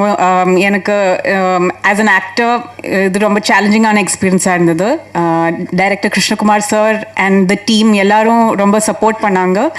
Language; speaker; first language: Tamil; non-native, fluent; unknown